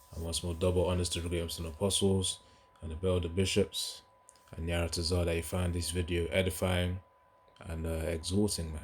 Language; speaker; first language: English; native; English